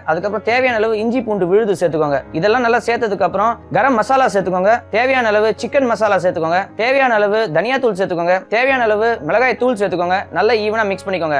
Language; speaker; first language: Tamil; native; Tamil